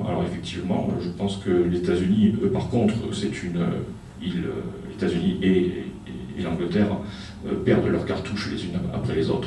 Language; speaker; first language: French; native; French